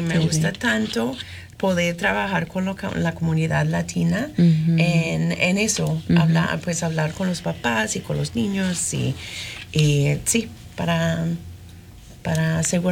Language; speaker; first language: Spanish; non-native, fluent; English